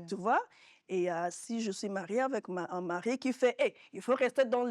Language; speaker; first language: French; non-native, fluent; Yoruba